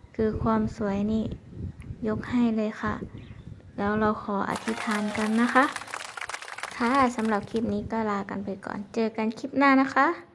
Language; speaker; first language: Thai; native; Thai